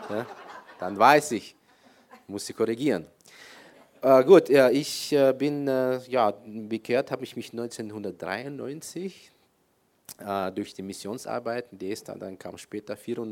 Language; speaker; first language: German; non-native, fluent; Kyrgyz